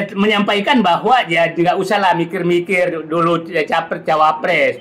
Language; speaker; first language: Indonesian; native; Indonesian